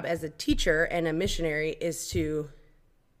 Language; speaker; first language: English; native; English